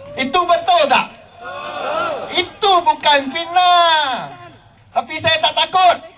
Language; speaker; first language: Malay; non-native, local second language; Chinese